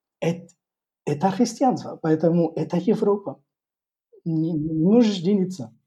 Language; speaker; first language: Russian; non-native, fluent; French